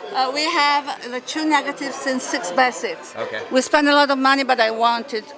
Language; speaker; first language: English; non-native, fluent; Italian